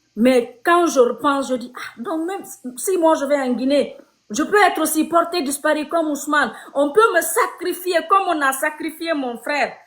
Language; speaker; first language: French; non-native, local second language; Fula